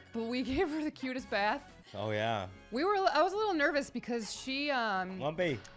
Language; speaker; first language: English; native; English